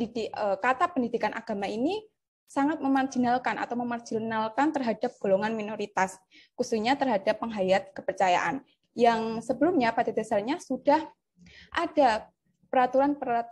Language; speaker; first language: Indonesian; native; Indonesian